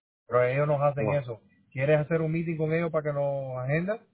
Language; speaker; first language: Spanish; native; Spanish